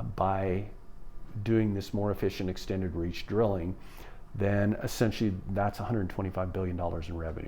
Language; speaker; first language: English; native; English